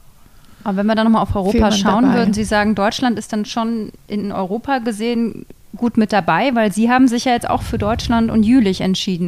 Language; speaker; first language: German; native; German